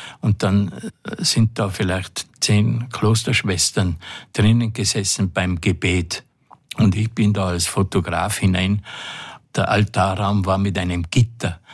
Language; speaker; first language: German; native; German